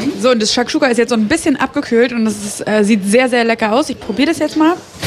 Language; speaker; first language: German; native; German